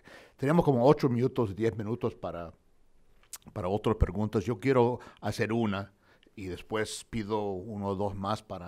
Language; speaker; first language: Spanish; non-native, fluent; English